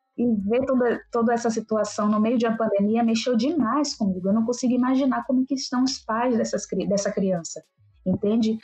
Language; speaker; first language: Portuguese; native; Portuguese